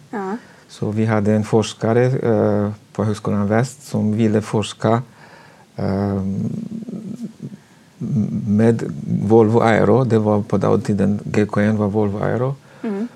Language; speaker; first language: Swedish; non-native, fluent; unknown